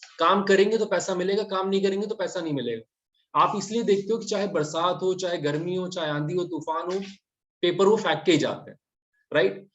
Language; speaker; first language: Hindi; native; Hindi